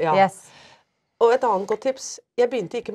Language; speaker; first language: Norwegian; native; Norwegian